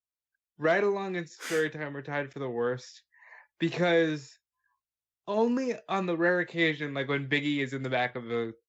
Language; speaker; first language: English; native; English